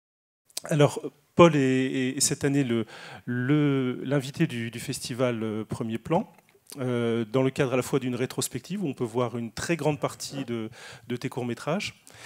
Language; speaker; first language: French; native; French